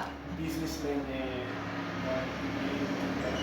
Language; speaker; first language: Bulgarian; non-native, learner; English